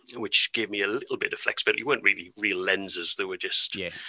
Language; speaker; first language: English; native; English